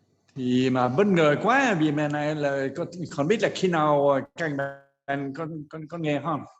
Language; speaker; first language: Vietnamese; non-native, fluent; French